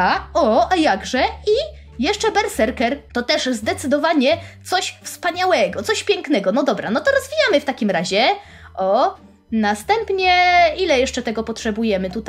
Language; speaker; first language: Polish; native; Polish